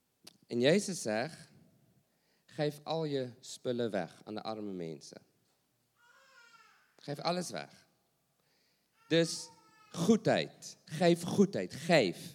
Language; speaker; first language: Dutch; non-native, learner; English